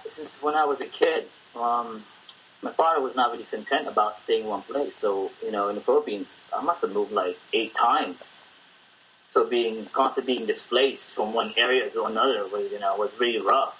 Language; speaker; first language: English; non-native, local second language; Filipino